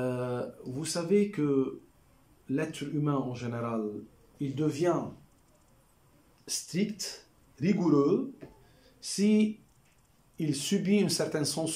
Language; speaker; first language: French; non-native, local second language; Arabic